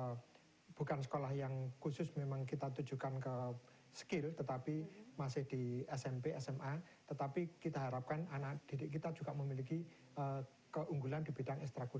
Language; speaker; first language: Indonesian; native; Indonesian